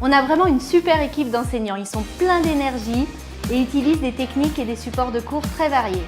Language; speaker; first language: French; native; French